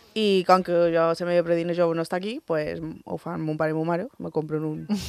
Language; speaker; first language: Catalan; early bilingual, other home language; Spanish